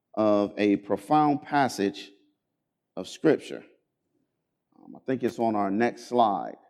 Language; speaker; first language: English; native; English